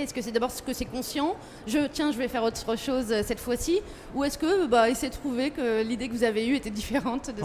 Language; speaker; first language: French; native; French